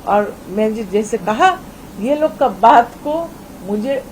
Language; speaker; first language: Hindi; non-native, local second language; Bangla